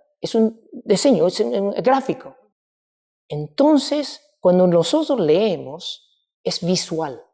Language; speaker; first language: Spanish; non-native, fluent; Chinese